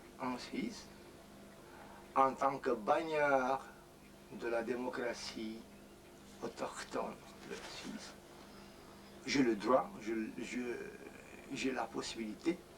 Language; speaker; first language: French; non-native, fluent; Romanian